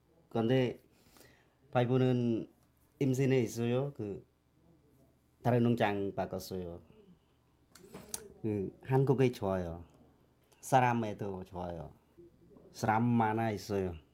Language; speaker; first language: Korean; non-native, learner; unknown